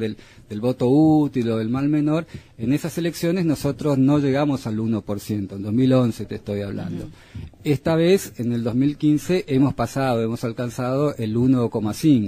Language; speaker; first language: Spanish; native; Spanish